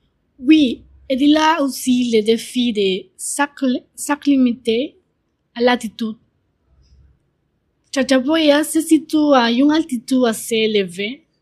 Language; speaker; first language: French; non-native, learner; Spanish